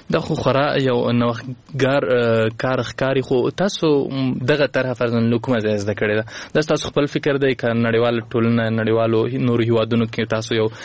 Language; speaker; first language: Pashto; native; Pashto